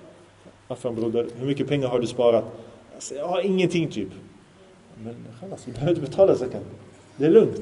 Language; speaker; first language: Swedish; early bilingual, other home language; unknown